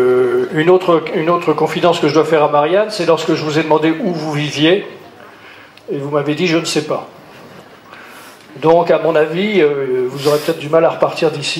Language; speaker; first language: French; native; French